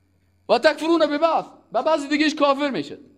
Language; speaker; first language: Persian; native; Persian